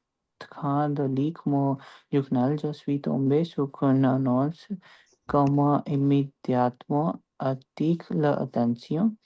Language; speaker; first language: French; non-native, learner; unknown